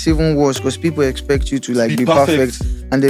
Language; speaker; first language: English; non-native, local second language; Yoruba